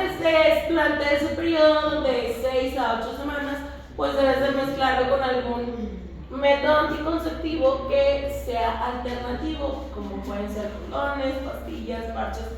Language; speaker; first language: Spanish; native; Spanish